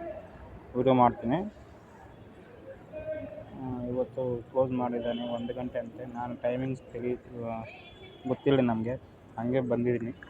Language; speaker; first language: Kannada; non-native, learner; Telugu